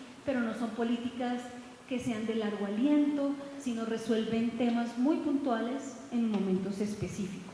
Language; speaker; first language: Spanish; native; Spanish